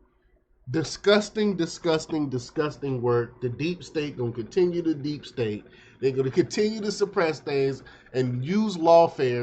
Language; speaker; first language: English; native; English